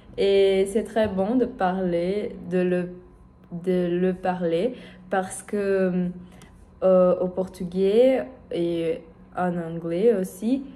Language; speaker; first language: French; non-native, learner; Portuguese